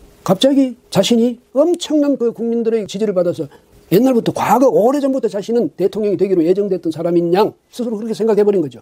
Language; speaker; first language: Korean; native; Korean